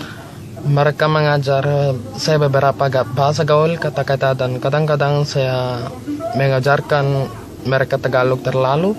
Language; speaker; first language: Indonesian; non-native, learner; Filipino